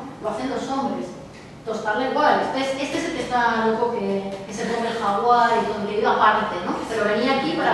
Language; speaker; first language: Spanish; native; Spanish